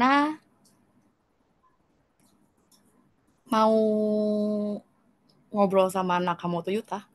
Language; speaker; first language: Indonesian; non-native, learner; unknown